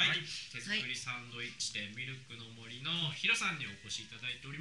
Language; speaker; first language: Japanese; native; Japanese